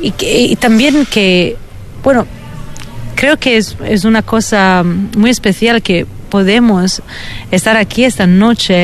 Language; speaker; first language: Spanish; non-native, fluent; Italian